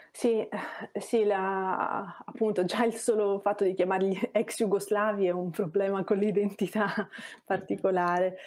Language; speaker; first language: Italian; non-native, fluent; Bosnian